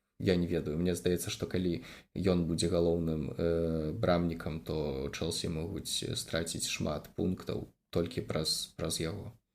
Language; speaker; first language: Belarusian; non-native, local second language; Russian